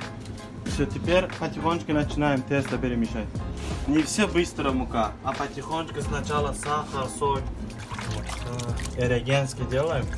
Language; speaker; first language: Russian; non-native, learner; Turkmen